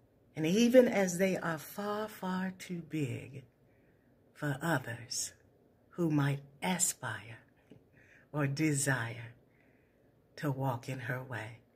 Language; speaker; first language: English; native; English